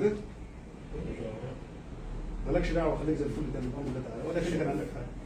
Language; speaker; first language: Arabic; native; Arabic